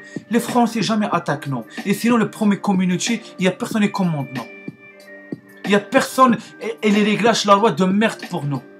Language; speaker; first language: French; non-native, learner; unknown